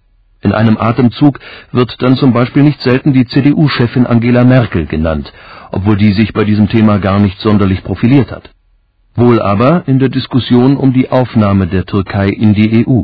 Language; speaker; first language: German; native; German